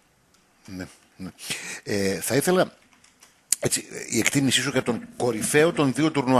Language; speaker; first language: Greek; native; Greek